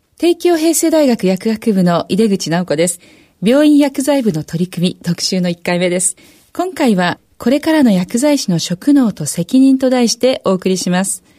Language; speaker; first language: Japanese; native; Japanese